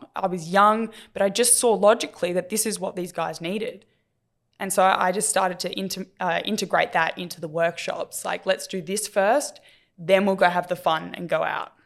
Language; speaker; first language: English; native; English